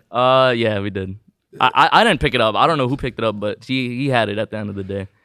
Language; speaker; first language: English; early bilingual, other home language; Filipino